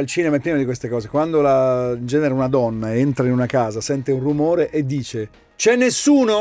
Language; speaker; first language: Italian; native; Italian